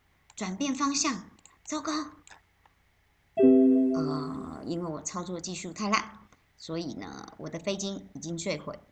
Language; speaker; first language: Chinese; native; Chinese